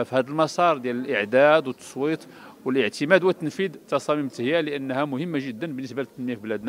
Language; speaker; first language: Arabic; native; Arabic